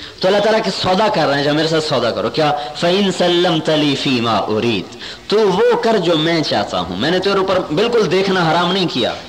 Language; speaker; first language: Urdu; non-native, local second language; Punjabi